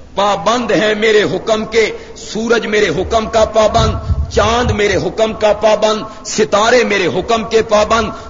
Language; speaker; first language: Urdu; non-native, local second language; Punjabi